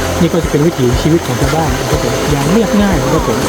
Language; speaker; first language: Thai; native; Thai